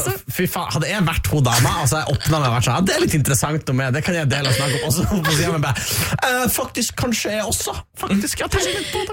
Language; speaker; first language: Norwegian; native; Norwegian